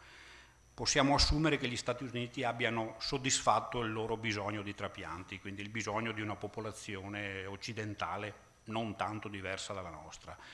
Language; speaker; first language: Italian; native; Italian